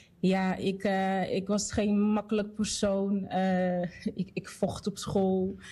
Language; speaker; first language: Dutch; non-native, fluent; Portuguese